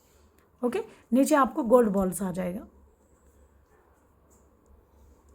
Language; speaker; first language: Hindi; non-native, local second language; Telugu